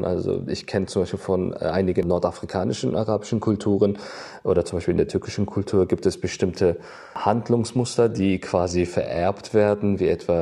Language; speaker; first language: German; native; German